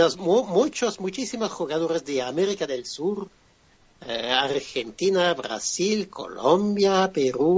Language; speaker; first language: Spanish; non-native, fluent; French